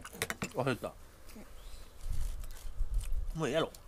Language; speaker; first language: Japanese; native; Japanese